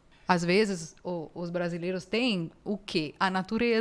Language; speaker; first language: Portuguese; non-native, fluent; Italian